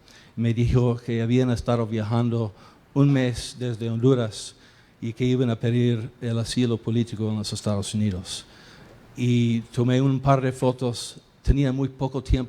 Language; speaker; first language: Spanish; non-native, fluent; English